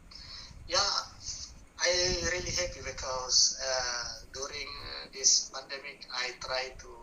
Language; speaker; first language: English; non-native, learner; Indonesian